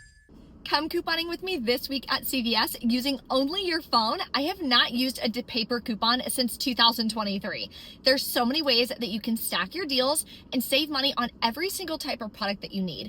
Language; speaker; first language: English; native; English